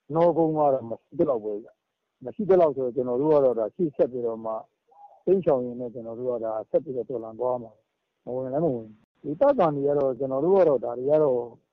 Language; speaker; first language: Burmese; native; Burmese